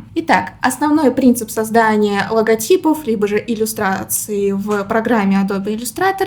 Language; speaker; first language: Russian; native; Russian